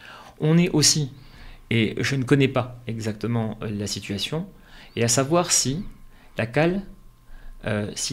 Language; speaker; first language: French; native; French